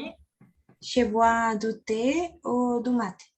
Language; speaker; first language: French; non-native, learner; Spanish